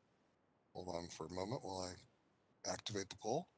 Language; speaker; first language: English; native; English